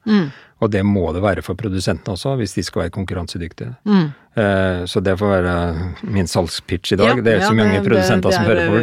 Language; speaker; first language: Norwegian; native; Norwegian